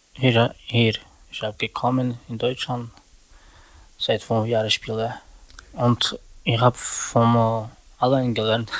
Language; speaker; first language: German; non-native, learner; Romany